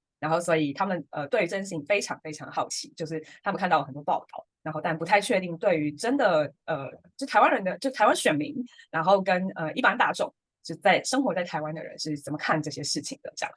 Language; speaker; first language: Chinese; native; Chinese